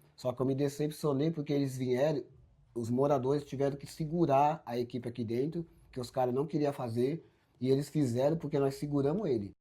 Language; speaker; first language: Portuguese; native; Portuguese